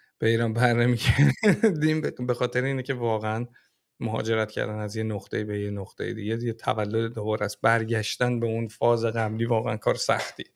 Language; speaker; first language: Persian; native; Persian